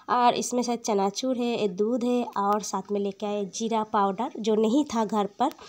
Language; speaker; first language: Hindi; non-native, local second language; Bangla